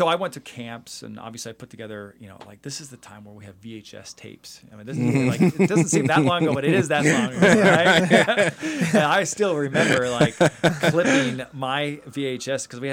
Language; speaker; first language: English; native; English